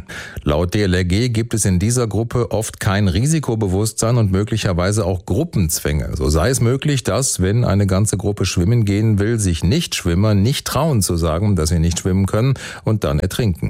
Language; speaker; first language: German; native; German